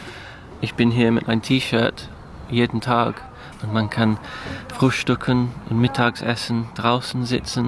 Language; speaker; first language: German; non-native, fluent; English